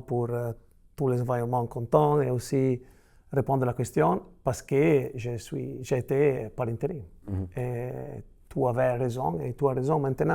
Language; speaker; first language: French; non-native, fluent; Italian